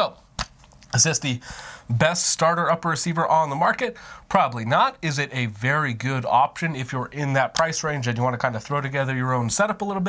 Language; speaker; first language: English; native; English